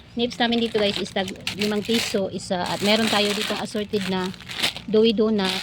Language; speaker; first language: Filipino; non-native, local second language; Cebuano